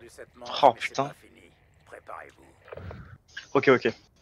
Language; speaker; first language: French; native; French